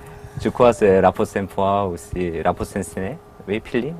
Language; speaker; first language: French; non-native, learner; Korean